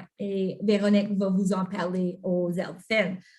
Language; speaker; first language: French; non-native, local second language; English